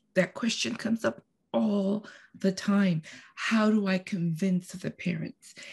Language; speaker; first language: English; non-native, fluent; Spanish